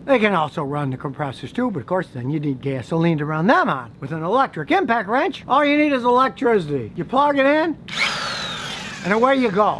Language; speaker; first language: English; native; English